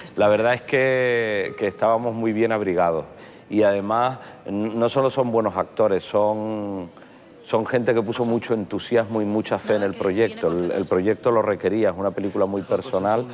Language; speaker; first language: Spanish; native; Spanish